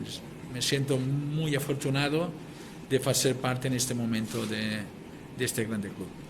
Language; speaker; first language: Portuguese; non-native, learner; Spanish